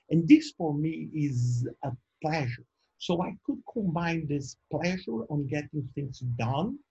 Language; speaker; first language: English; non-native, fluent; Portuguese